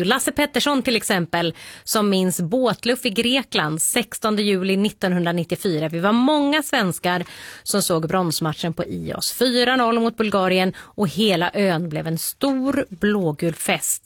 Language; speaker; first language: Swedish; native; Swedish